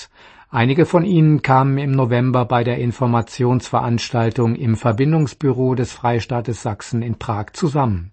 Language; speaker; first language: German; native; German